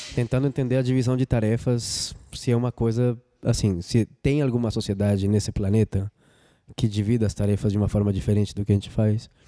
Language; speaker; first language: Portuguese; non-native, fluent; Spanish